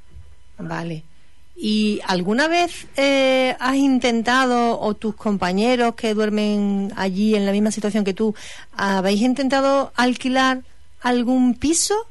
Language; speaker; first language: Spanish; native; Spanish